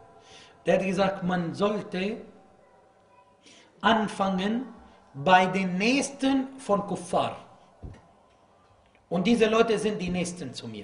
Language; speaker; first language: German; non-native, fluent; Arabic